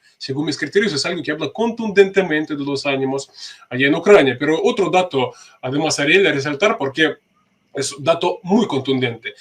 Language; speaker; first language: Spanish; non-native, fluent; Russian